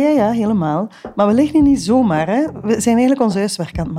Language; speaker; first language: Dutch; native; Dutch